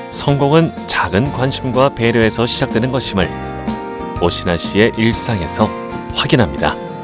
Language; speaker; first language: Korean; native; Korean